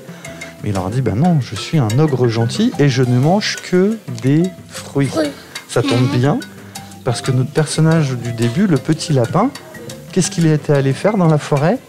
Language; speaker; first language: French; native; French